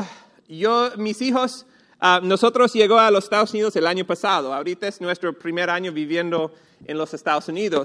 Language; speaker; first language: Spanish; non-native, fluent; English